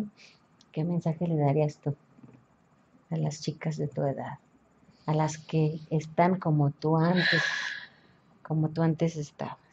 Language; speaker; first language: Spanish; native; Spanish